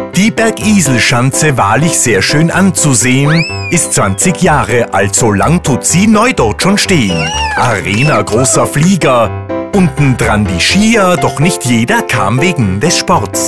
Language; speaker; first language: German; native; German